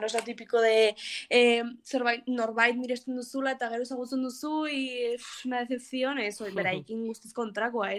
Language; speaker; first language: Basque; non-native, local second language; Spanish